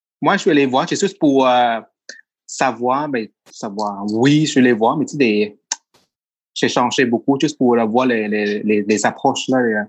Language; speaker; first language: French; non-native, fluent; Thai